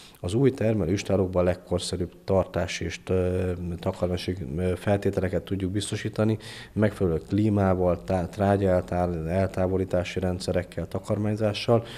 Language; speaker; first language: Hungarian; native; Hungarian